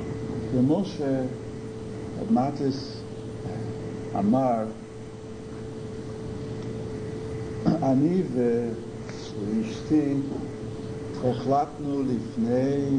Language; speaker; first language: Hebrew; non-native, fluent; English